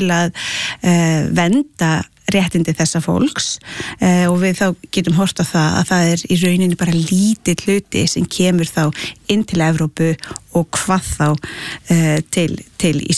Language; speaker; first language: Icelandic; native; Icelandic